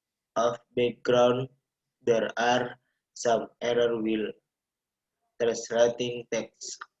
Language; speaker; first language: English; non-native, learner; Indonesian